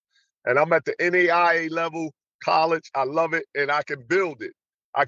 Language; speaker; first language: English; native; English